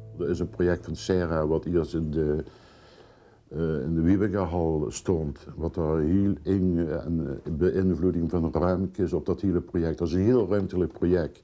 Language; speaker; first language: Dutch; native; Dutch